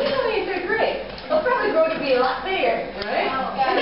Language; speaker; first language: English; native; English